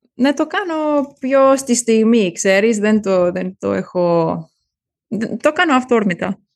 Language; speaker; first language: Greek; early bilingual, heritage; German